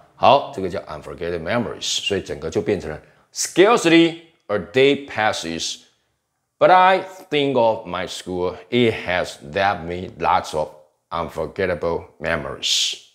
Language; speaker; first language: English; non-native, fluent; Chinese